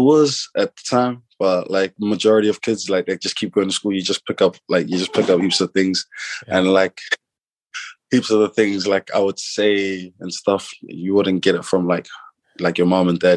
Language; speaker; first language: English; non-native, local second language; Samoan